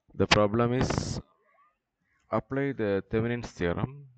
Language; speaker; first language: English; non-native, local second language; Malayalam